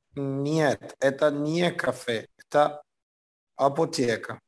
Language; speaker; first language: Russian; non-native, learner; Spanish